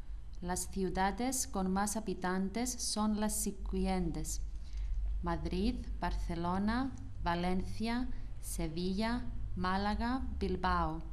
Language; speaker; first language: Spanish; non-native, learner; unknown